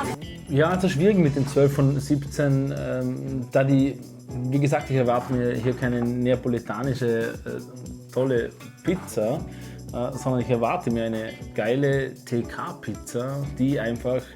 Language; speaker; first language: German; native; German